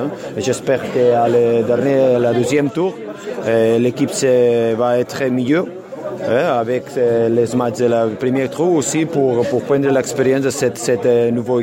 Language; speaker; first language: French; non-native, learner; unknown